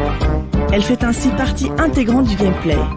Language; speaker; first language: French; native; French